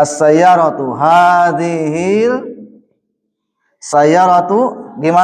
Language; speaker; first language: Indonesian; native; Indonesian